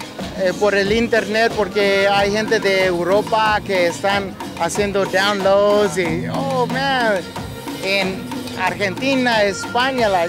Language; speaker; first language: Spanish; early bilingual, heritage; Spanish